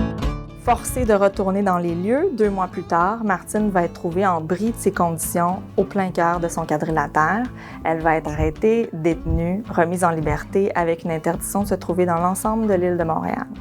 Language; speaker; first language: French; native; French